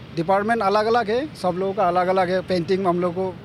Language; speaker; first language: Hindi; non-native, local second language; Assamese